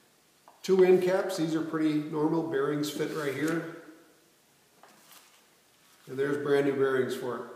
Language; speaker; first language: English; native; English